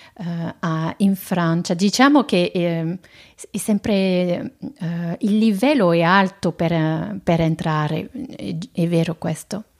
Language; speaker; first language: Italian; non-native, fluent; French